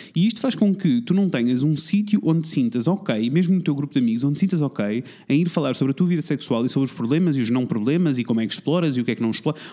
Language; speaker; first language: Portuguese; native; Portuguese